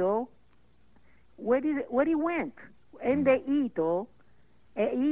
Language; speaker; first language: English; non-native, fluent; Italian